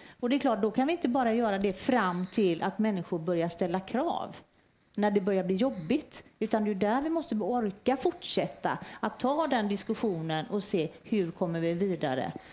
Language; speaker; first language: Swedish; native; Swedish